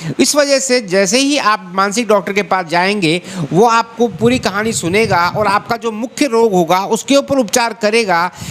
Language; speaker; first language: Hindi; native; Hindi